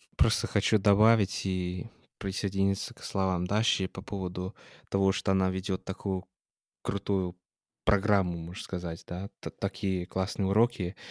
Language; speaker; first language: Russian; non-native, fluent; English